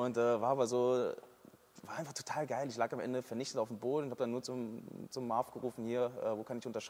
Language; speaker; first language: German; native; German